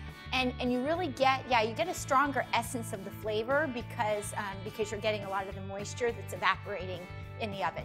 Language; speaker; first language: English; native; English